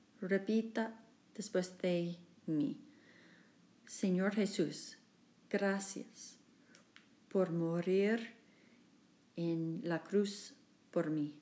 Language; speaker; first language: Spanish; non-native, learner; English